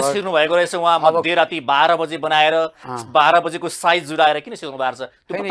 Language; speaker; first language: Nepali; native; Nepali